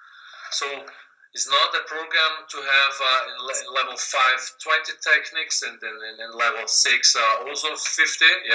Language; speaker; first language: English; non-native, learner; German